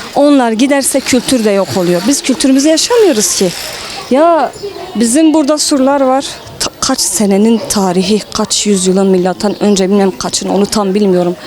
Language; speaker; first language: Turkish; non-native, local second language; Kurdish